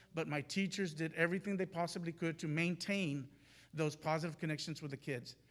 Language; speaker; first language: English; native; English